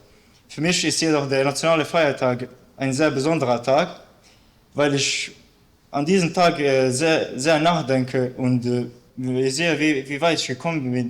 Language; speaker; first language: German; early bilingual, other home language; Bosnian